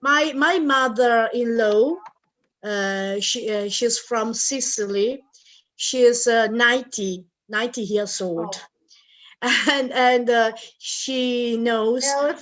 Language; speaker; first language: English; non-native, learner; Italian